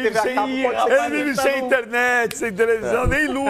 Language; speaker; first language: Portuguese; native; Portuguese